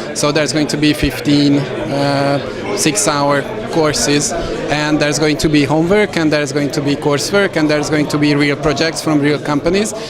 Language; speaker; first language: English; non-native, fluent; Hungarian